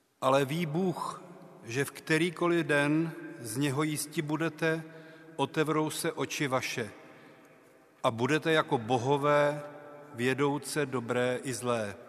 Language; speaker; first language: Czech; native; Czech